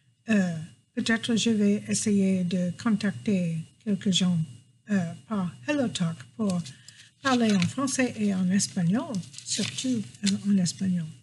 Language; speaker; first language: French; non-native, fluent; English